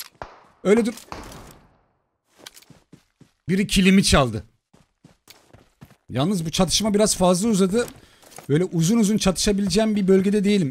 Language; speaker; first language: Turkish; native; Turkish